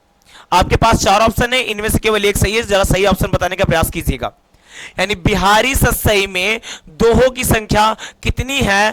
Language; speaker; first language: Hindi; native; Hindi